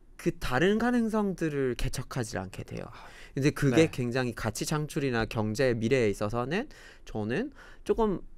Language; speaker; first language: Korean; non-native, fluent; English